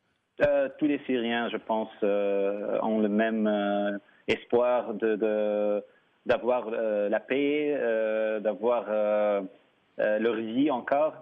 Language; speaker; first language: French; non-native, fluent; Arabic